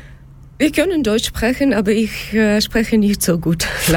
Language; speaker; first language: German; non-native, learner; Ukrainian